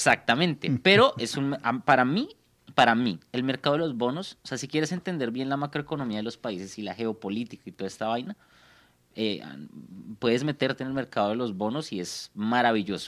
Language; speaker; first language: Spanish; native; Spanish